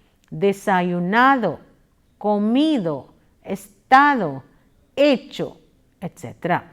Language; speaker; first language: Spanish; non-native, fluent; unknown